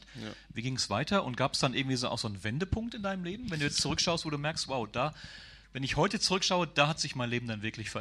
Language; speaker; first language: German; native; German